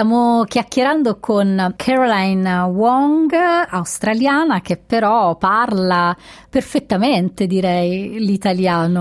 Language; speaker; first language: Italian; native; Italian